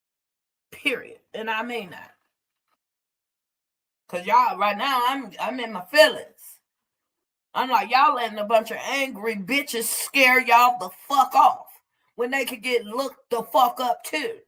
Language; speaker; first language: English; native; English